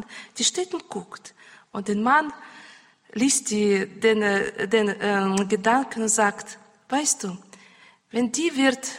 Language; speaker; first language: German; non-native, learner; Russian